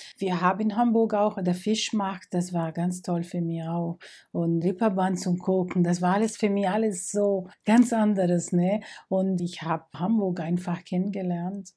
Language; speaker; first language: German; non-native, fluent; Portuguese